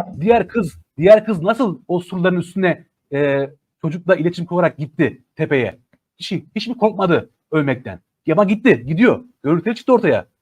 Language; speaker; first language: Turkish; native; Turkish